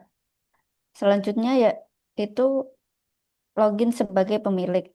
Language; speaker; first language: Indonesian; native; Indonesian